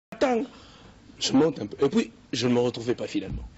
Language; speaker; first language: French; non-native, local second language; Lingala